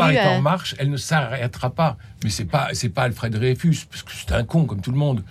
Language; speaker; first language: French; native; French